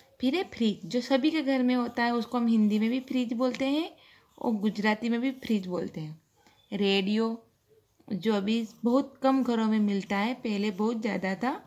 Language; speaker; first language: Hindi; non-native, local second language; Gujarati